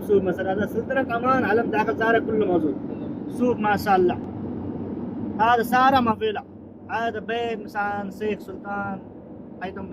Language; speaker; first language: Arabic; non-native, learner; Hindi